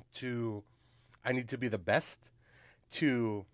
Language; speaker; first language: English; early bilingual, other home language; Filipino